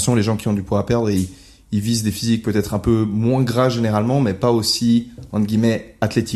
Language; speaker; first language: French; native; French